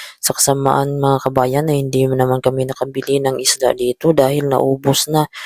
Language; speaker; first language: Filipino; native; Filipino